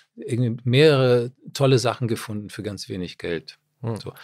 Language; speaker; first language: German; early bilingual, other home language; Czech